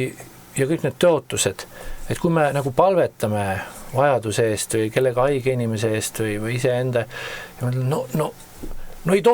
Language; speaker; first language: Estonian; native; Estonian